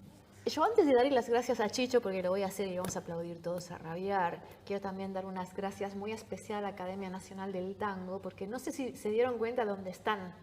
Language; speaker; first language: Spanish; native; Spanish